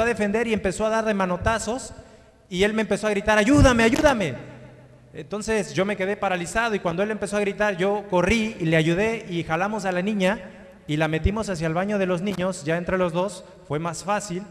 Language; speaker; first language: Spanish; native; Spanish